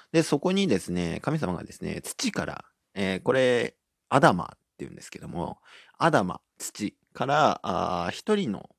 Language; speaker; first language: Japanese; native; Japanese